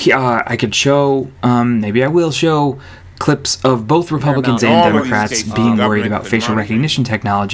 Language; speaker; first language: English; native; English